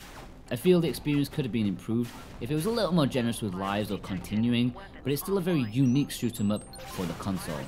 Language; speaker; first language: English; native; English